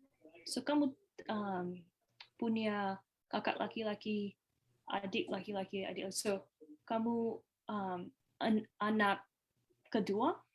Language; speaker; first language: Indonesian; non-native, learner; English